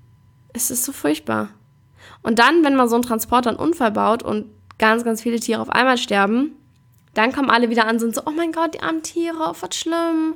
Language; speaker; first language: German; native; German